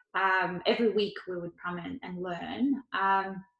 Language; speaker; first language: English; early bilingual, other home language; Ukrainian